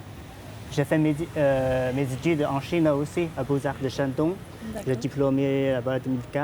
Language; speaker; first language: French; non-native, fluent; Chinese